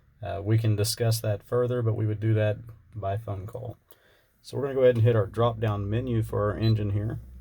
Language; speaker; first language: English; native; English